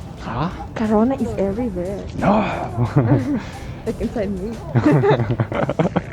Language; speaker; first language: English; non-native, learner; Russian